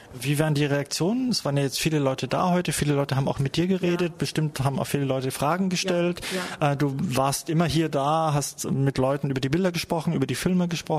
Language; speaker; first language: German; native; German